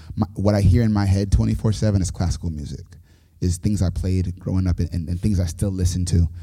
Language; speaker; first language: English; native; English